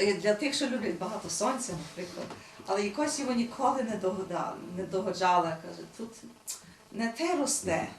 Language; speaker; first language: Ukrainian; early bilingual, heritage; Ukrainian